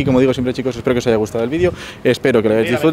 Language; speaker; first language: Spanish; native; Spanish